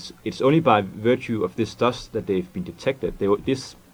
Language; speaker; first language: English; non-native, fluent; Danish